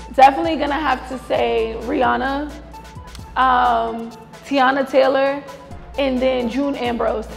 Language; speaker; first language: English; native; English